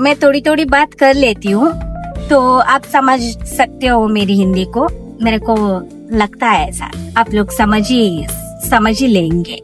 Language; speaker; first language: Hindi; non-native, local second language; Kannada